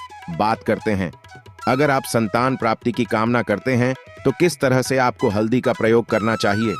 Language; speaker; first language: Hindi; native; Hindi